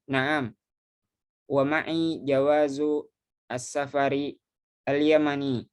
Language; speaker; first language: Arabic; non-native, fluent; Indonesian